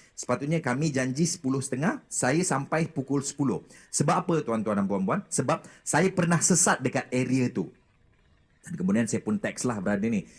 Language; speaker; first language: Malay; native; Malay